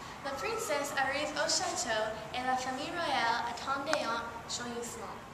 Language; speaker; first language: French; non-native, learner; English